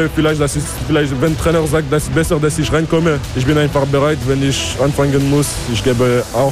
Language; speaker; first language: German; non-native, local second language; French